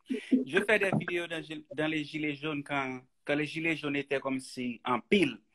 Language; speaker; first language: French; non-native, learner; Haitian Creole